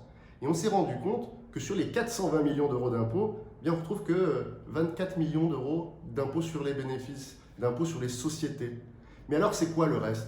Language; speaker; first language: French; native; French